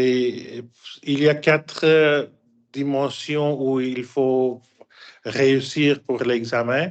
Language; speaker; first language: French; non-native, fluent; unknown